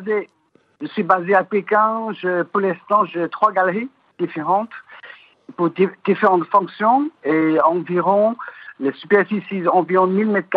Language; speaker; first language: French; non-native, fluent; Chinese